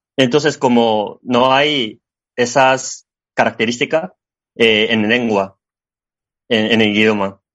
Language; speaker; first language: Spanish; non-native, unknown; Japanese